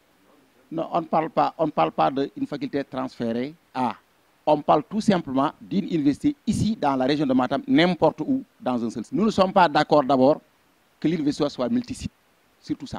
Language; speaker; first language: French; non-native, local second language; Fula